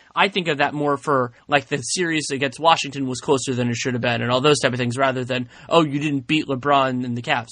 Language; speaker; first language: English; native; English